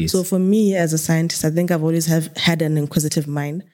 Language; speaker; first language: English; non-native, local second language; Tswana